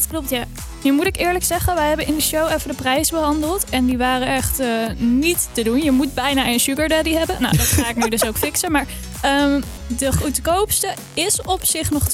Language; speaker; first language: Dutch; native; Dutch